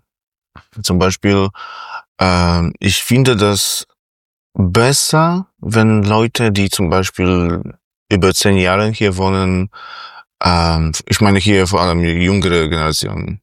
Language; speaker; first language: German; non-native, fluent; Polish